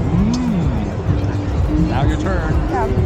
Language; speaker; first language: English; non-native, fluent; Thai